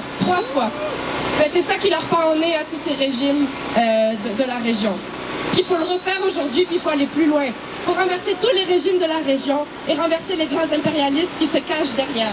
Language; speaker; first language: French; native; French